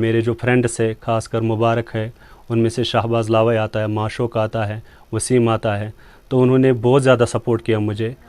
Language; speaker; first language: Hindi; non-native, local second language; Kashmiri